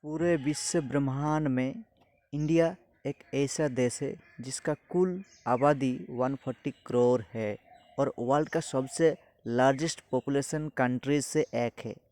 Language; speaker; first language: Hindi; non-native, local second language; Bangla